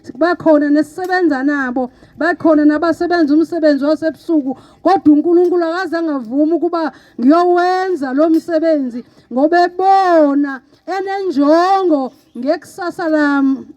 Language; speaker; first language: Zulu; non-native, local second language; Xhosa